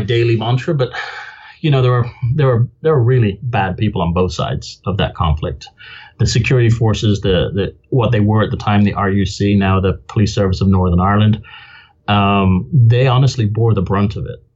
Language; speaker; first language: English; native; English